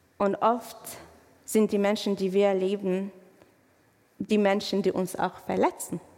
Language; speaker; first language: German; non-native, fluent; Arabic